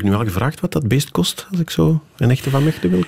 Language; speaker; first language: Dutch; native; Dutch